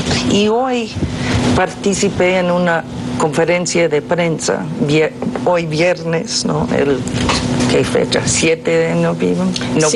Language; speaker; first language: Spanish; non-native, fluent; English